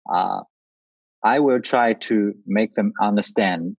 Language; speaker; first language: English; non-native, learner; Chinese